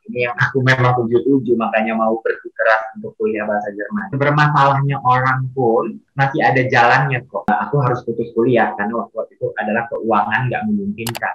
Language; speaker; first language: Indonesian; native; Indonesian